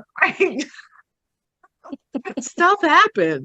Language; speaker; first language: English; native; English